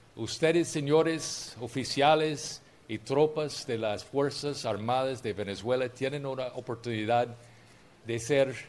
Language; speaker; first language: Spanish; non-native, fluent; English